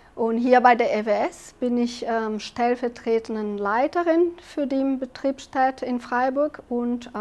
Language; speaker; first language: German; non-native, fluent; Portuguese